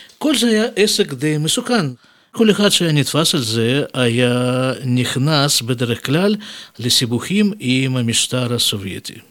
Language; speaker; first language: Hebrew; non-native, fluent; Russian